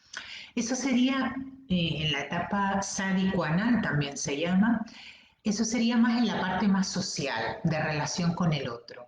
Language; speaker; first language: Spanish; native; Spanish